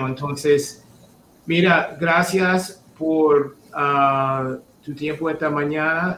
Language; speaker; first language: Spanish; non-native, fluent; English